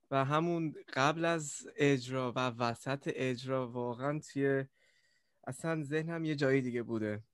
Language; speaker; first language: Persian; early bilingual, other home language; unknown